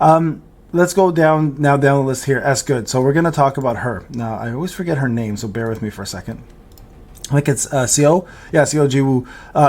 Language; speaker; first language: English; native; English